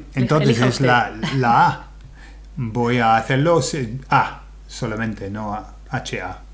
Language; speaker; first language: Spanish; non-native, fluent; English